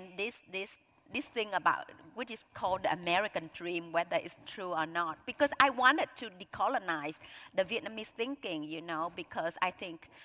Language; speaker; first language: English; non-native, fluent; Vietnamese